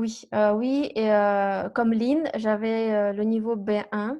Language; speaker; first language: French; non-native, fluent; Kazakh